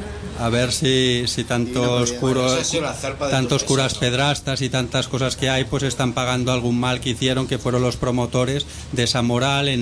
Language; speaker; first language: Spanish; native; Spanish